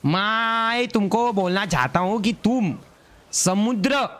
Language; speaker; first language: Hindi; non-native, local second language; Marathi